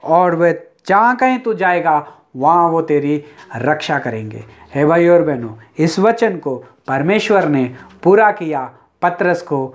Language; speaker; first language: Hindi; non-native, local second language; Telugu